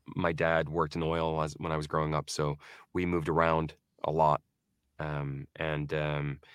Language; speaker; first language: English; early bilingual, other home language; Norwegian